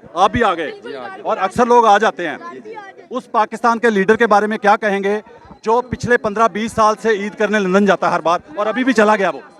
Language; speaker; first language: Urdu; native; Urdu